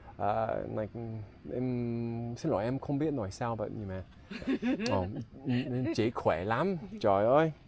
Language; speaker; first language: Vietnamese; non-native, learner; English